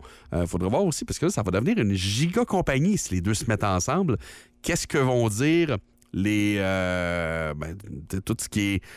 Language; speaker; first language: French; native; French